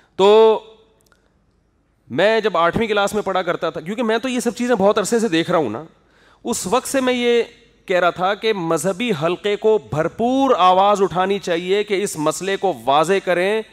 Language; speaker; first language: Urdu; native; Urdu